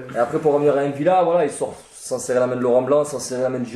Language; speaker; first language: French; native; French